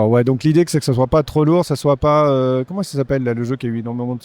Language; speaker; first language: French; native; French